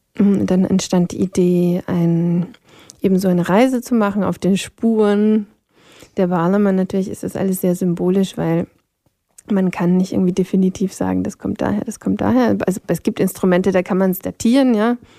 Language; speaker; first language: German; non-native, local second language; Upper Sorbian